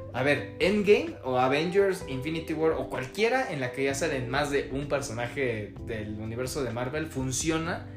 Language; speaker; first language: Spanish; native; Spanish